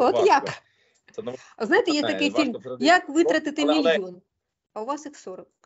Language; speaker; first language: Ukrainian; native; Ukrainian